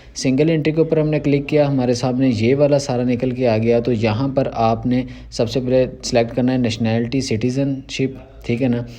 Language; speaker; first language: Urdu; non-native, local second language; Punjabi